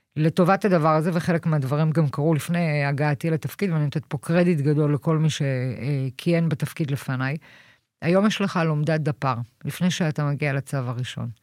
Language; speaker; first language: Hebrew; native; Hebrew